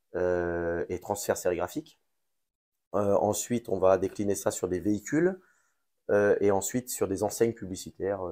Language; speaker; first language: French; native; French